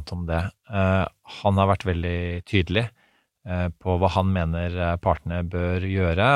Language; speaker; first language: Norwegian; native; Norwegian